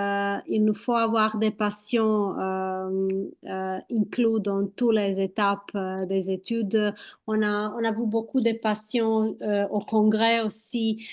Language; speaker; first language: French; non-native, fluent; Croatian